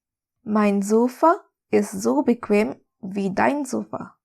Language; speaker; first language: German; non-native, fluent; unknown